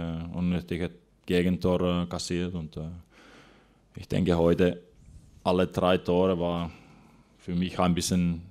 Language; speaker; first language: German; non-native, fluent; Finnish